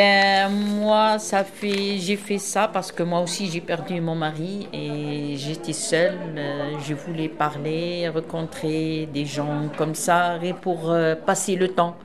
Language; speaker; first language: French; non-native, local second language; Arabic